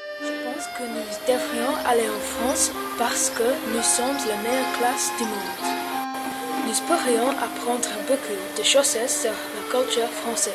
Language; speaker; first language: French; non-native, learner; English